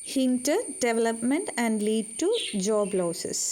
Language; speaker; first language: English; non-native, local second language; Malayalam